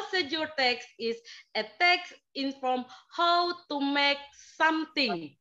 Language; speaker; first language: English; non-native, learner; Indonesian